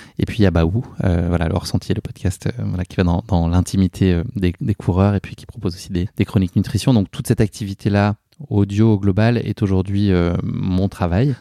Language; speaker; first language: French; native; French